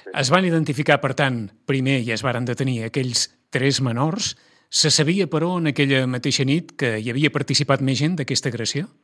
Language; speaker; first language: Catalan; native; Catalan